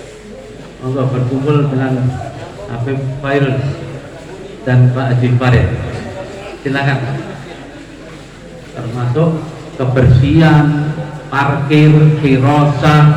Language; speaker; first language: Indonesian; non-native, local second language; Javanese